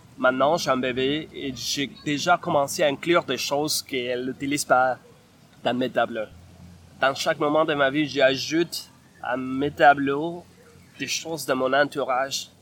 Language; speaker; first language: French; non-native, fluent; Spanish